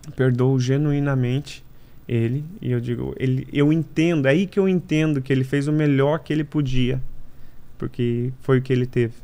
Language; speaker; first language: Portuguese; native; Portuguese